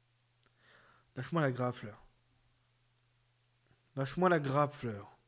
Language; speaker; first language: French; native; French